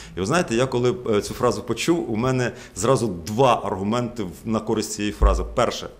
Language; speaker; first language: Ukrainian; native; Ukrainian